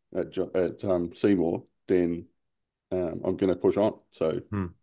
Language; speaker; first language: English; native; English